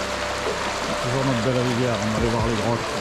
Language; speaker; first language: French; native; French